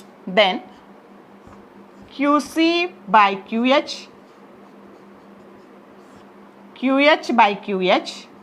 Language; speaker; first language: English; non-native, local second language; Marathi